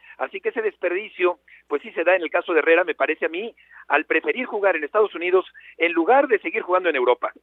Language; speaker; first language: Spanish; native; Spanish